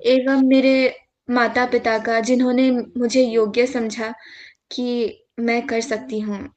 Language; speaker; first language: Hindi; non-native, local second language; Assamese